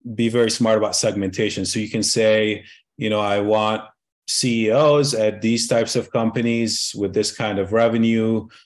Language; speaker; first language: English; early bilingual, other home language; Arabic